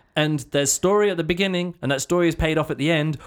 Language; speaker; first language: English; native; English